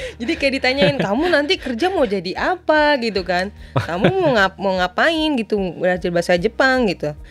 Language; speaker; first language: Indonesian; native; Indonesian